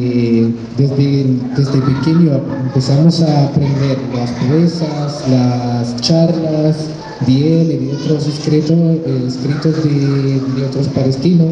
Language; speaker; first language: Spanish; non-native, fluent; Arabic